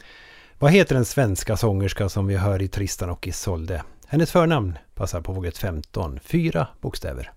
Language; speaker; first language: Swedish; native; Swedish